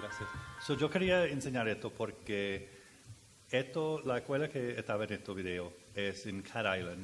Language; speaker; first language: Spanish; non-native, learner; English